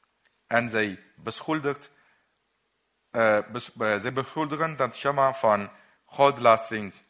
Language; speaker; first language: Dutch; non-native, learner; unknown